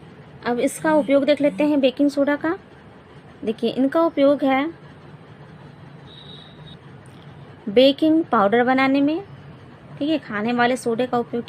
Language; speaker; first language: Hindi; native; Hindi